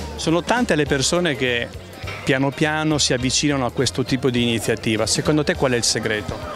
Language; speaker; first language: Italian; native; Italian